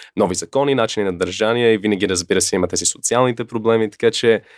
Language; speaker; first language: Bulgarian; early bilingual, other home language; English